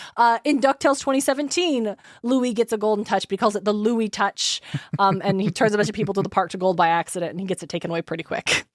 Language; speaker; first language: English; native; English